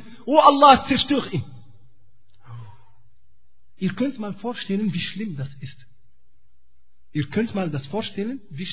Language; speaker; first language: German; non-native, fluent; Arabic